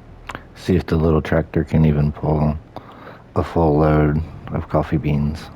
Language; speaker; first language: English; native; English